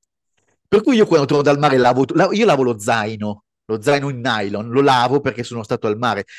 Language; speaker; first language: Italian; native; Italian